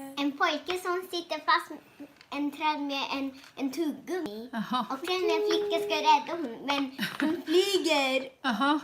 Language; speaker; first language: Swedish; early bilingual, other home language; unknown